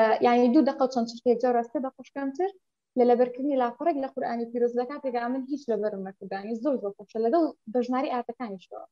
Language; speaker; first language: Central Kurdish; non-native, local second language; Kurdish